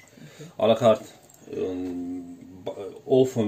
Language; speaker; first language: German; non-native, learner; Turkish